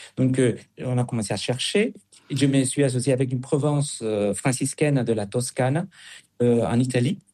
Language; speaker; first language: French; non-native, fluent; Spanish